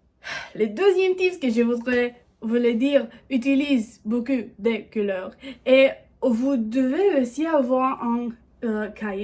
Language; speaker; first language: French; non-native, learner; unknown